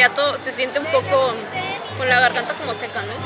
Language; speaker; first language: Spanish; native; Spanish